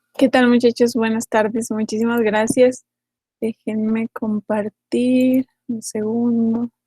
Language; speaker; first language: Spanish; native; Spanish